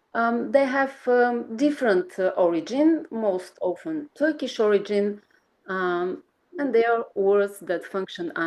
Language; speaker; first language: English; non-native, fluent; Bulgarian